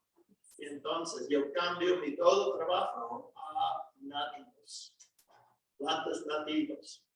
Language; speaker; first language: Spanish; non-native, learner; English